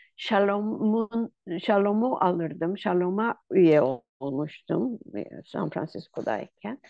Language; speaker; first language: Turkish; non-native, local second language; Ladino